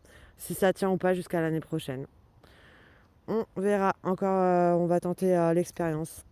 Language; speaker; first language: French; native; French